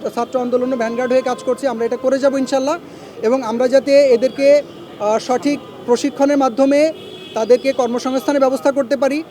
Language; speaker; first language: Bangla; native; Bangla